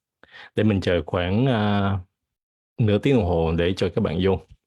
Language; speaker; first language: Vietnamese; early bilingual, heritage; Vietnamese